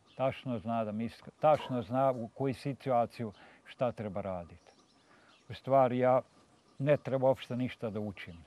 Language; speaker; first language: Serbian; non-native, local second language; Hungarian